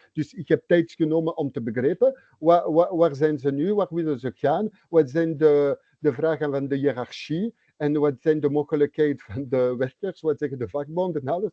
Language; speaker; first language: Dutch; non-native, local second language; French